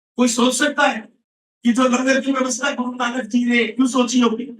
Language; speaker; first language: Hindi; non-native, local second language; Punjabi